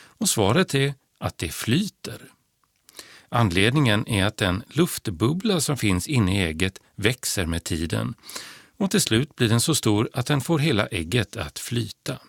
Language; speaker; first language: Swedish; native; Swedish